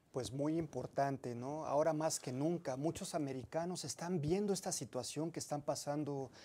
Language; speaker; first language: Spanish; early bilingual, heritage; Spanish